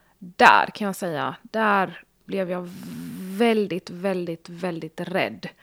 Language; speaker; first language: Swedish; early bilingual, other home language; Gujarati